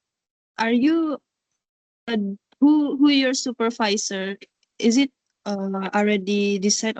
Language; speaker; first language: English; non-native, learner; Indonesian